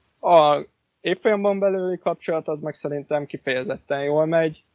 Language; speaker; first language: Hungarian; native; Hungarian